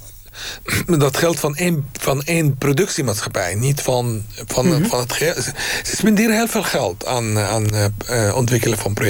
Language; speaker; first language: Dutch; non-native, fluent; Arabic